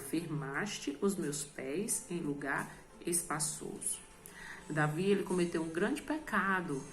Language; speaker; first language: Portuguese; native; Portuguese